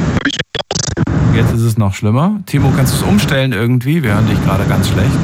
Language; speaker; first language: German; native; German